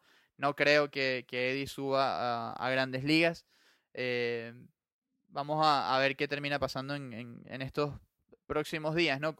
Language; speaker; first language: Spanish; native; Spanish